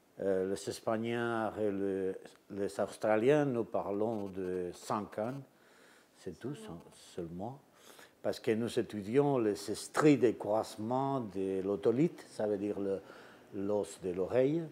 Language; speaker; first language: French; non-native, fluent; Spanish